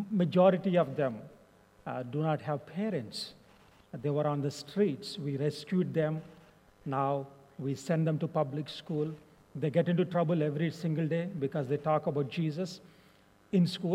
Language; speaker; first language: English; non-native, local second language; Telugu